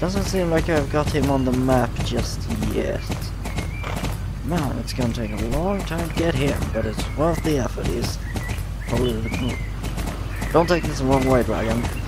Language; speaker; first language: English; non-native, fluent; Swedish